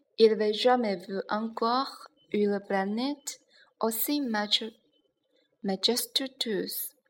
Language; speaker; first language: French; non-native, learner; Chinese